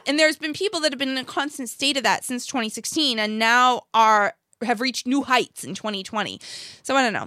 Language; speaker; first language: English; native; English